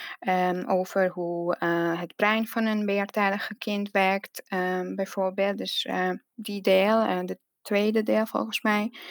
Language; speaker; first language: Dutch; non-native, fluent; Hungarian